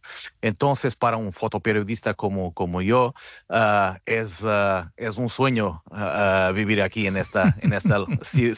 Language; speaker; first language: Spanish; non-native, fluent; Portuguese